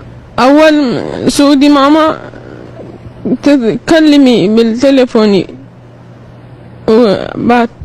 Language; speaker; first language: Arabic; non-native, learner; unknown